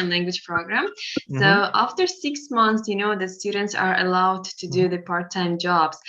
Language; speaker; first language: English; non-native, fluent; Turkish